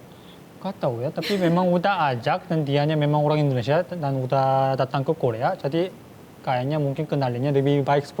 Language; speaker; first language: Indonesian; non-native, fluent; Korean